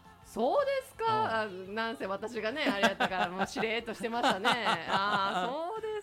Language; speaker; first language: Japanese; native; Japanese